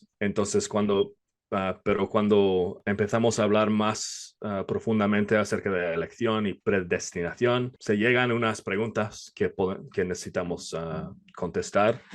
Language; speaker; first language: Spanish; non-native, fluent; English